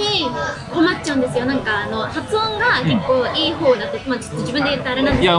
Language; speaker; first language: Japanese; non-native, fluent; English